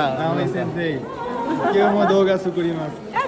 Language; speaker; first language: Japanese; non-native, learner; Bangla